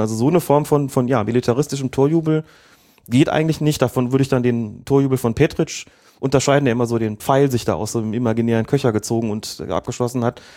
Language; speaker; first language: German; native; German